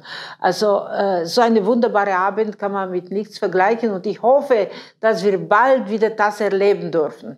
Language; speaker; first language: German; non-native, fluent; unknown